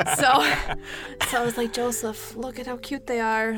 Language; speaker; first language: English; native; English